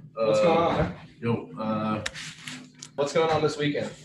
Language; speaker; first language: English; native; English